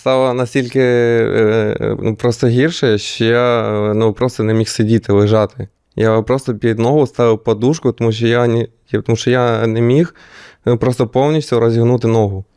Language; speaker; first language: Ukrainian; non-native, local second language; Russian